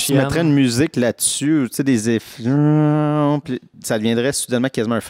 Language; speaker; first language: French; native; French